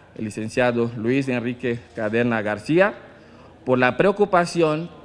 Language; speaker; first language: Spanish; non-native, fluent; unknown